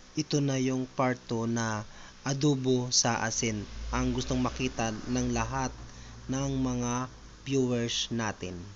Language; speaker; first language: Filipino; non-native, local second language; Bikol